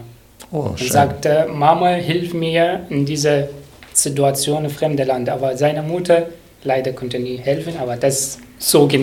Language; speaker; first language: German; non-native, learner; Arabic